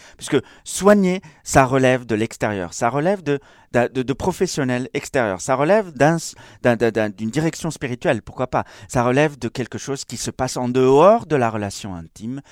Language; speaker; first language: French; non-native, fluent; Spanish